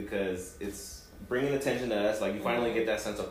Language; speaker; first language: English; early bilingual, other home language; Spanish